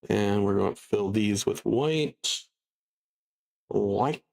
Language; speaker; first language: English; native; English